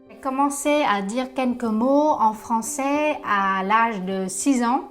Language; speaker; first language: French; non-native, fluent; Vietnamese